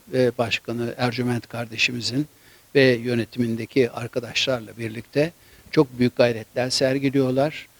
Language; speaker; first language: Turkish; native; Turkish